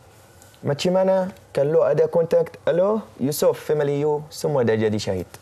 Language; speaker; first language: Indonesian; non-native, fluent; Arabic